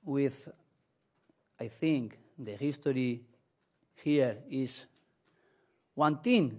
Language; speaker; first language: English; non-native, learner; Spanish